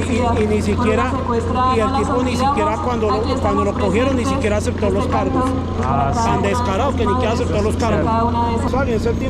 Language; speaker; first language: Spanish; native; Spanish